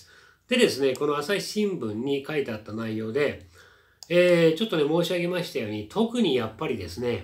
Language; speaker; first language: Japanese; native; Japanese